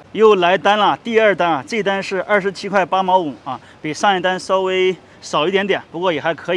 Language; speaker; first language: Chinese; native; Chinese